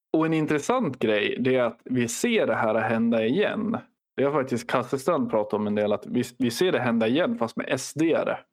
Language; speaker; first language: Swedish; native; Swedish